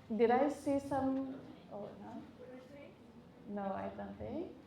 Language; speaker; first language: English; non-native, fluent; Indonesian